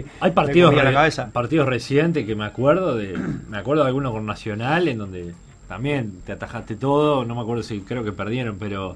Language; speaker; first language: Spanish; native; Spanish